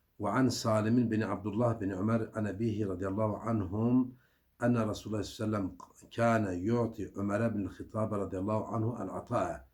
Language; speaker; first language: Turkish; native; Turkish